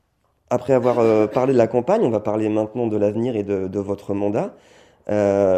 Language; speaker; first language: French; native; French